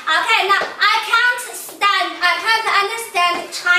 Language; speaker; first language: English; non-native, learner; Chinese